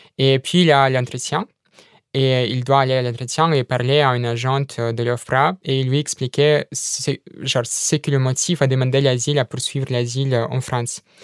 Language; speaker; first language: French; non-native, fluent; Russian